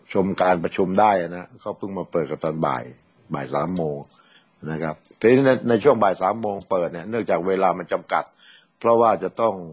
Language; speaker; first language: Thai; native; Thai